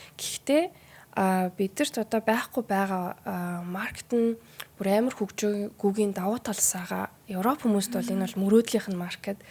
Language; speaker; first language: Mongolian; early bilingual, heritage; Mongolian